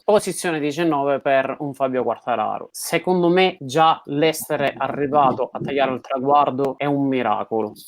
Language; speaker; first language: Italian; native; Italian